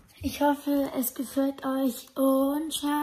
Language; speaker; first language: German; early bilingual, other home language; Filipino